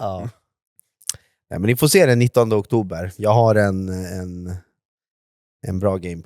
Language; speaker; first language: Swedish; native; Swedish